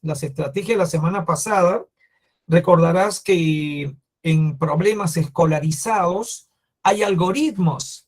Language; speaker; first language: Spanish; native; Spanish